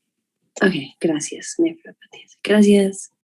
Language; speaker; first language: Spanish; non-native, fluent; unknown